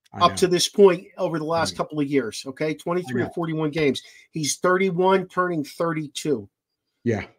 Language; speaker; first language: English; native; English